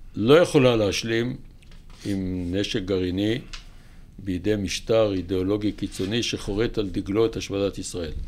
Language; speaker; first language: Hebrew; native; Hebrew